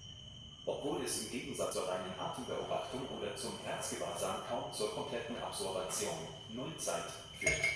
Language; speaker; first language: German; native; German